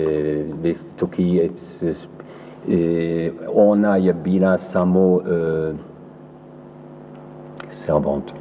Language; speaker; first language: Slovenian; early bilingual, heritage; French